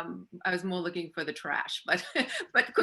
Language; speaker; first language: English; native; English